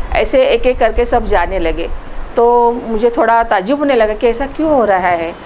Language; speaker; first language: Hindi; non-native, local second language; Marathi